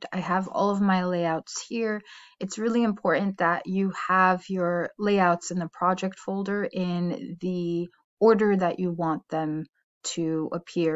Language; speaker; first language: English; native; English